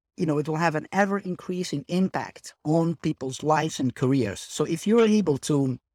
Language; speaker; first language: English; non-native, fluent; Dutch